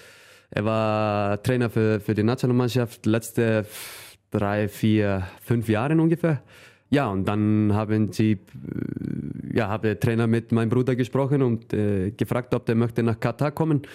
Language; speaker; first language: German; non-native, fluent; Icelandic